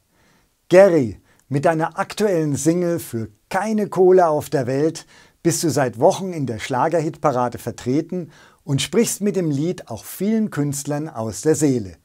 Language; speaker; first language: German; native; German